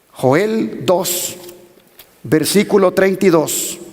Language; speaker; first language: Spanish; native; Spanish